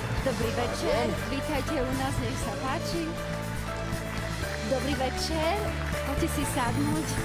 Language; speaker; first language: Slovak; native; Slovak